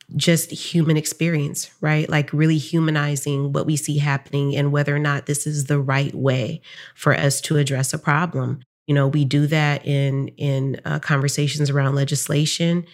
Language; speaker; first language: English; native; English